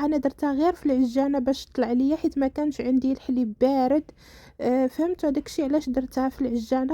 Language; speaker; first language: Arabic; native; Arabic